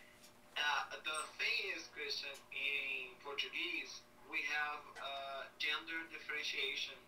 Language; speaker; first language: English; non-native, fluent; Portuguese